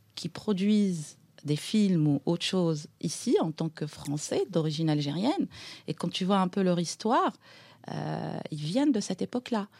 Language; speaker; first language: French; non-native, local second language; Arabic